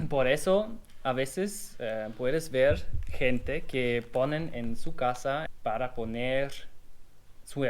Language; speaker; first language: Spanish; non-native, learner; German